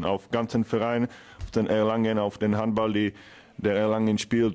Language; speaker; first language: German; non-native, fluent; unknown